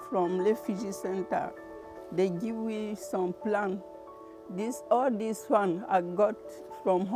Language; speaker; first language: English; non-native, learner; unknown